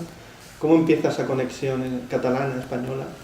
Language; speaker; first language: Spanish; native; Spanish